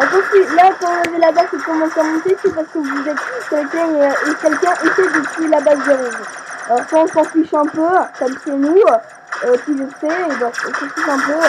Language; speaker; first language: French; native; French